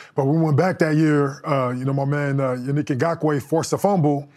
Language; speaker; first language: English; native; English